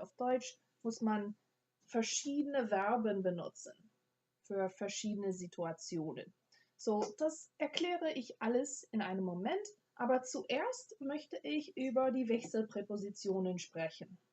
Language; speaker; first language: German; non-native, fluent; English